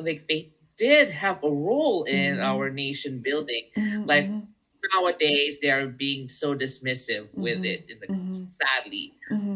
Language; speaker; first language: English; non-native, local second language; Filipino